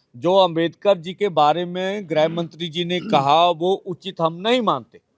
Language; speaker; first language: Hindi; non-native, local second language; Punjabi